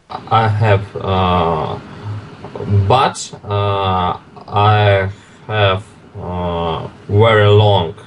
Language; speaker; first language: English; non-native, learner; Russian